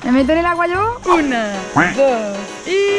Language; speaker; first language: Spanish; native; Spanish